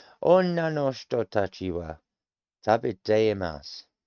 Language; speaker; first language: Japanese; non-native, learner; English